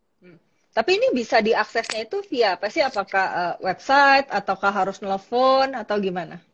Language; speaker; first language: Indonesian; native; Indonesian